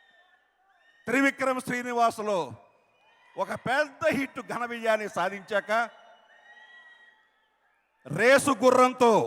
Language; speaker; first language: Telugu; native; Telugu